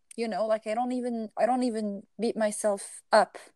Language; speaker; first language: English; non-native, fluent; Arabic